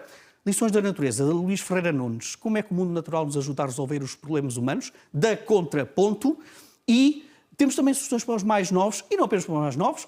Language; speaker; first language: Portuguese; native; Portuguese